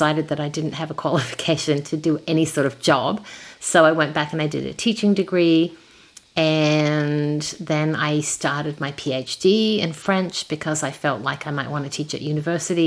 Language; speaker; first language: English; native; English